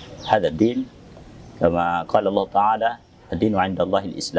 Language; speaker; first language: Arabic; non-native, fluent; Indonesian